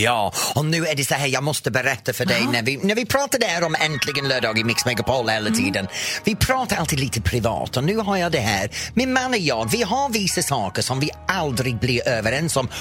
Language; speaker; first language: Swedish; non-native, fluent; English